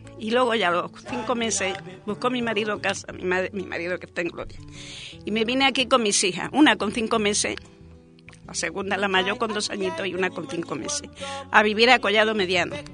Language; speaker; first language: Spanish; native; Spanish